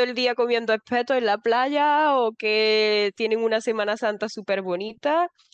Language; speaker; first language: Spanish; native; Spanish